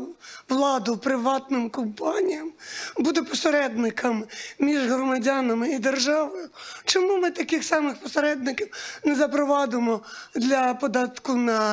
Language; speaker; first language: Ukrainian; native; Ukrainian